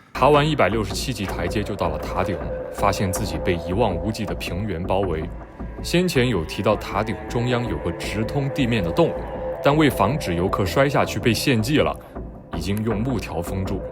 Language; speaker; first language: Chinese; native; Chinese